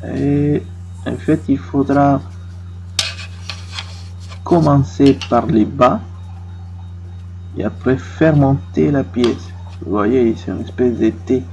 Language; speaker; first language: French; non-native, fluent; Spanish